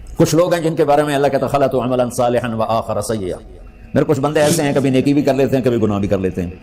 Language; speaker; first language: Urdu; non-native, local second language; Punjabi